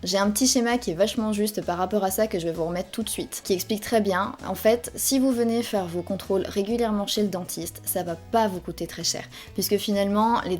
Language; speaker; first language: French; native; French